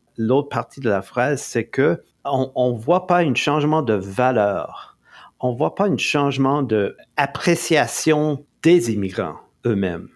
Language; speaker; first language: French; non-native, local second language; English